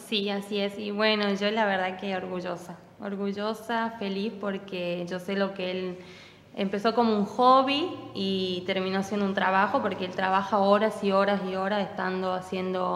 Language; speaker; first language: Spanish; native; Spanish